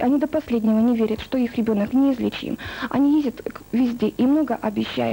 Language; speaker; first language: Russian; native; Russian